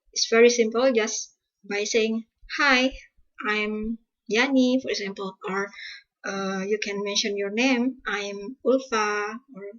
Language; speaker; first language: English; non-native, fluent; Indonesian